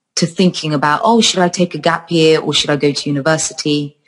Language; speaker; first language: English; early bilingual, other home language; Georgian